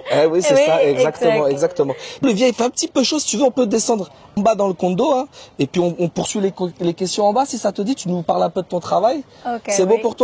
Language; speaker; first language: French; native; French